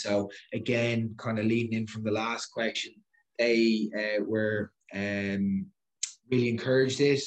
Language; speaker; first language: English; native; English